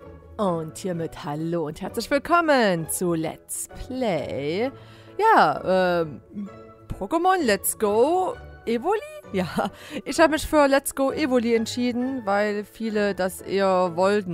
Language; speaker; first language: German; native; German